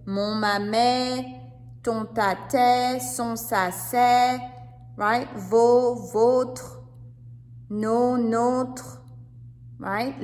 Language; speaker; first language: French; non-native, fluent; English